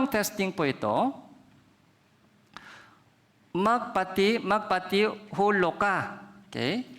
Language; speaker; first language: Filipino; non-native, fluent; Korean